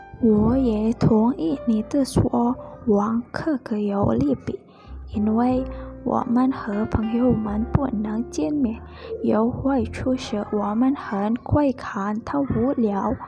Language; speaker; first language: Chinese; non-native, learner; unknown